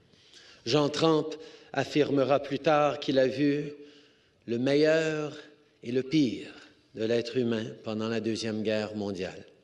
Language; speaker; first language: French; native; French